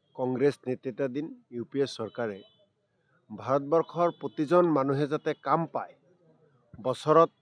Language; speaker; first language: Assamese; native; Assamese